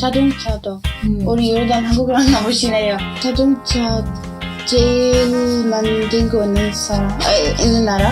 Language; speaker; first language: Korean; non-native, learner; Arabic